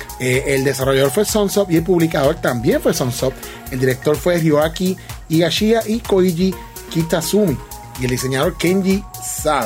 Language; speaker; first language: Spanish; native; Spanish